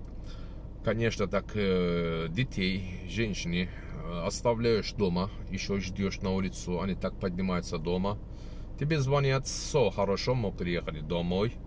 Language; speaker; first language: Russian; non-native, learner; Turkish